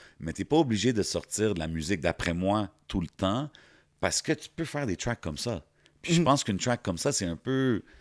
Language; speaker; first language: French; native; French